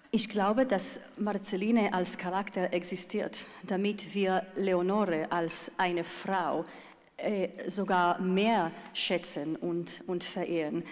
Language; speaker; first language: German; non-native, fluent; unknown